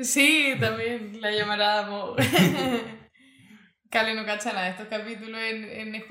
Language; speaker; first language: Spanish; native; Spanish